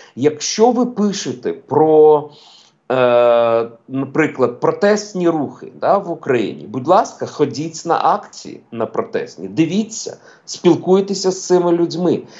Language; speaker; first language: Ukrainian; non-native, local second language; Russian